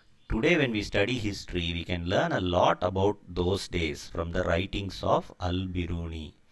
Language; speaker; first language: English; non-native, local second language; Tamil